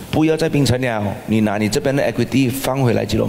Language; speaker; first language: Chinese; native; Chinese